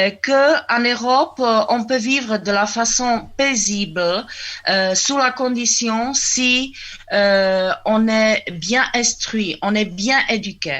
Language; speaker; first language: French; non-native, fluent; Czech